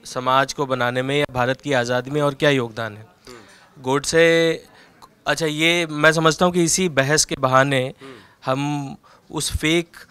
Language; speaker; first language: Hindi; native; Hindi